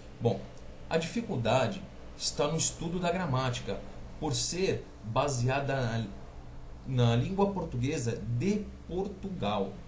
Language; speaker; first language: Portuguese; native; Portuguese